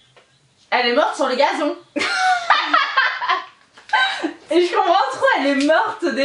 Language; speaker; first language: French; native; French